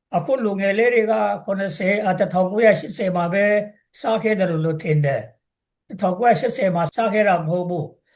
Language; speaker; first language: Burmese; non-native, local second language; Tangkhul Naga (India)